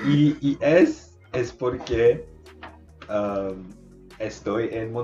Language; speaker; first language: Spanish; non-native, learner; English